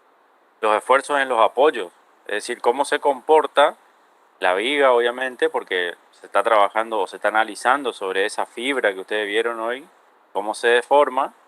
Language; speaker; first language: Spanish; native; Spanish